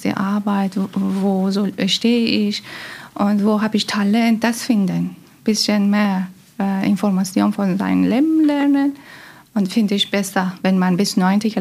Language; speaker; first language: German; non-native, learner; Persian